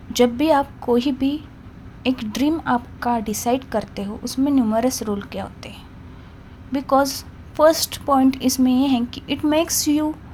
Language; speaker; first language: Hindi; non-native, local second language; Marathi